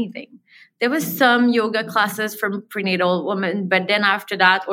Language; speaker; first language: English; non-native, fluent; French